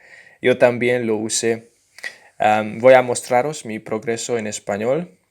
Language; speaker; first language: Spanish; non-native, fluent; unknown